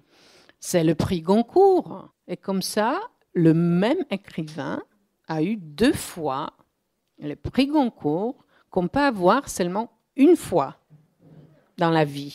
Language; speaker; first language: French; non-native, fluent; Polish